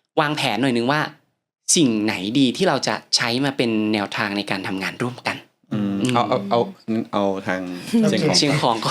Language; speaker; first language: Thai; native; Thai